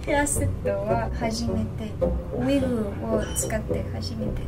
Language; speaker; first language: Japanese; non-native, learner; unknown